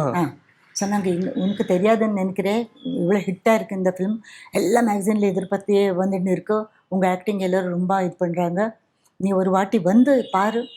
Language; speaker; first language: Tamil; non-native, fluent; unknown